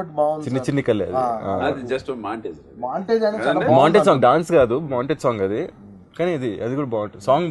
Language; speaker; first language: Telugu; native; Telugu